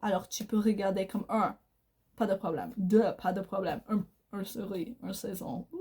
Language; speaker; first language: French; non-native, learner; English